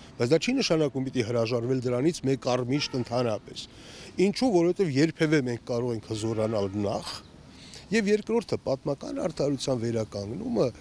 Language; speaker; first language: Armenian; native; Armenian